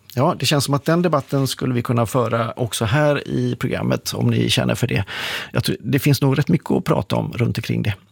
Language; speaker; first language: Swedish; native; Swedish